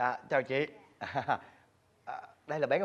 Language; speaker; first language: Vietnamese; native; Vietnamese